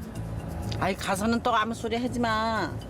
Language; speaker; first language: Korean; native; Korean